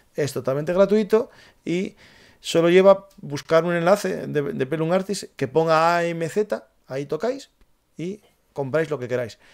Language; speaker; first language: Spanish; native; Spanish